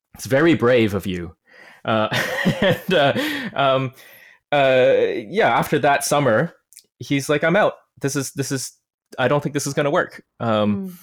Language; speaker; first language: English; non-native, local second language; Cantonese